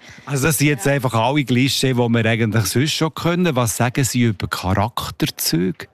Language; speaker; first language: German; native; German